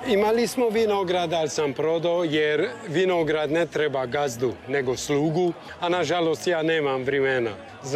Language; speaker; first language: Serbian; native; Serbian